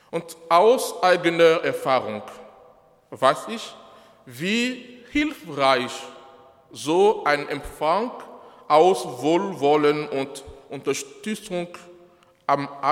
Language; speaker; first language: German; non-native, fluent; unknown